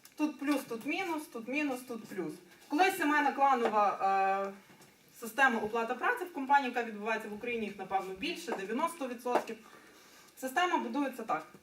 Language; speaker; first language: Ukrainian; native; Ukrainian